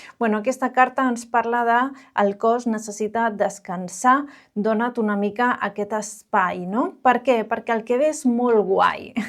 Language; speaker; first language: Catalan; non-native, local second language; Spanish